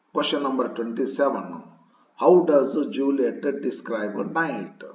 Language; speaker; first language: English; non-native, local second language; Kannada